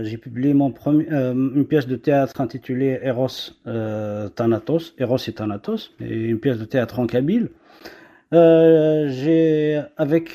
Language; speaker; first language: French; non-native, local second language; Kabyle